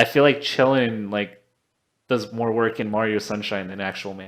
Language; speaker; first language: English; native; English